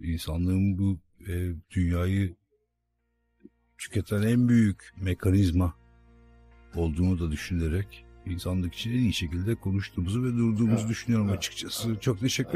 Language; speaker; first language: Turkish; native; Turkish